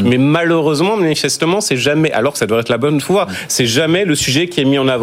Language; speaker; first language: French; native; French